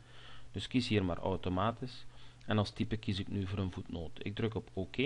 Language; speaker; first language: Dutch; native; Dutch